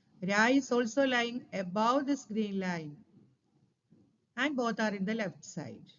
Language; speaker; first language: English; non-native, local second language; Malayalam